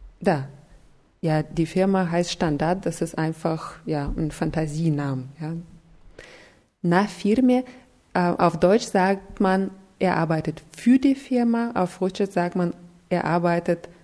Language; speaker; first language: German; non-native, fluent; Russian